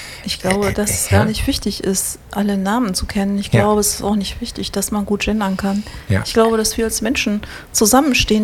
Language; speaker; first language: German; native; German